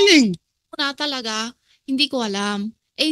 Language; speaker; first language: Filipino; non-native, learner; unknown